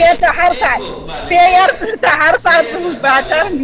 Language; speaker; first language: Persian; non-native, learner; Urdu